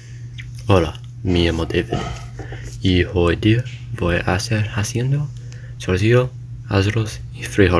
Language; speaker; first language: Spanish; non-native, learner; English